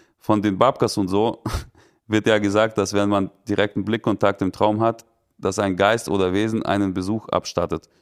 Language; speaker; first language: German; early bilingual, other home language; Russian